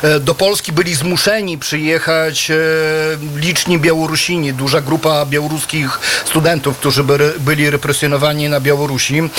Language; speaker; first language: Polish; native; Polish